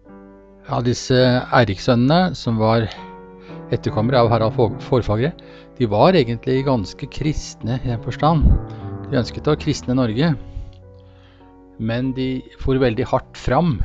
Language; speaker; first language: Norwegian; native; Norwegian